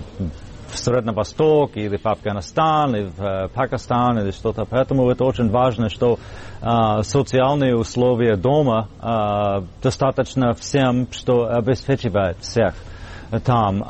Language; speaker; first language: Russian; non-native, fluent; English